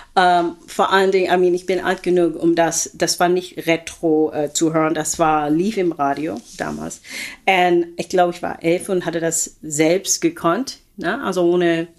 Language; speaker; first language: German; non-native, fluent; English